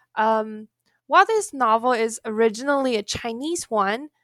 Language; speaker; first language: English; non-native, fluent; Chinese